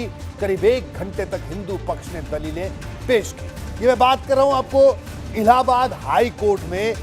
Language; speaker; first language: Hindi; native; Hindi